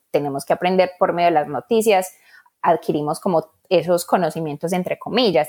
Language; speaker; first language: Spanish; native; Spanish